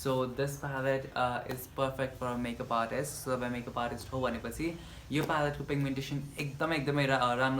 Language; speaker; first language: Nepali; native; Nepali